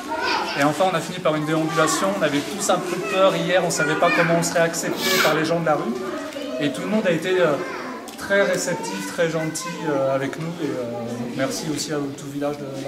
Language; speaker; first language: French; native; French